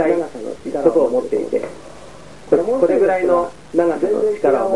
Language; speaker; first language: Japanese; native; Japanese